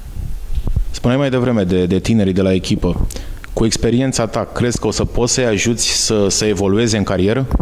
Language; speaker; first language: Romanian; native; Romanian